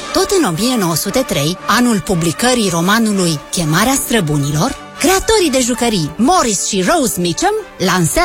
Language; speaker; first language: Romanian; native; Romanian